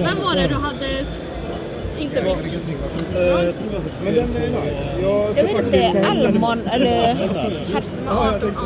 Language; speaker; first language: Swedish; non-native, learner; Thai